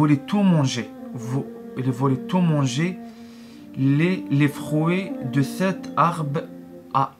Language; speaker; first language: French; non-native, learner; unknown